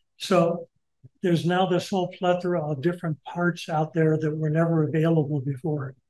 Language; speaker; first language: English; native; English